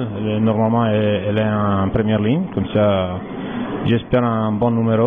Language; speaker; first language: French; non-native, learner; Italian